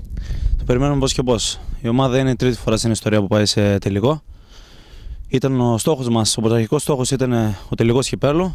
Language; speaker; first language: Greek; native; Greek